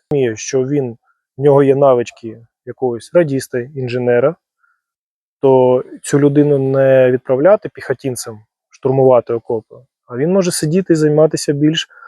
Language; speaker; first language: Ukrainian; non-native, local second language; Russian